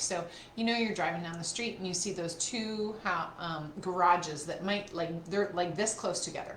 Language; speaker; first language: English; native; English